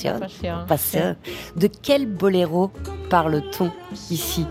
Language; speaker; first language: French; native; French